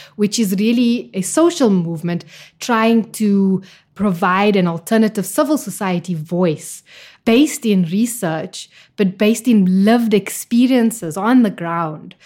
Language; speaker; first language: English; native; English